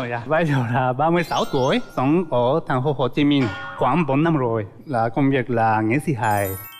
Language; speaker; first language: Vietnamese; non-native, learner; Japanese